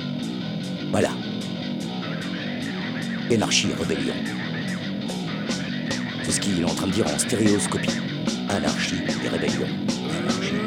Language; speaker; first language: French; native; French